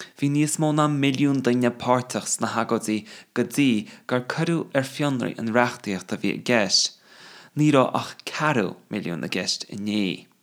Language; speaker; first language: Irish; non-native, fluent; English